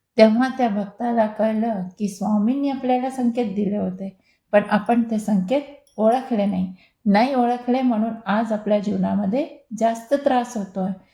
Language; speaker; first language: Marathi; non-native, local second language; Hindi